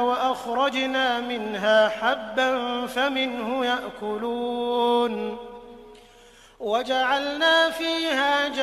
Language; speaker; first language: Arabic; native; Arabic